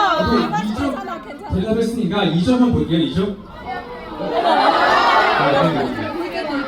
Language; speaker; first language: Korean; non-native, fluent; Chinese